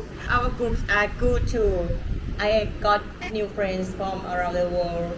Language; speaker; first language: English; non-native, learner; Thai